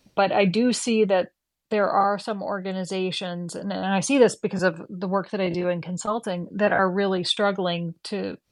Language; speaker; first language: English; native; English